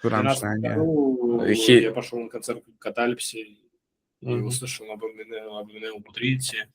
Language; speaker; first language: Russian; native; Russian